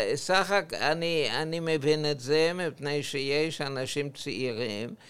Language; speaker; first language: Hebrew; non-native, fluent; English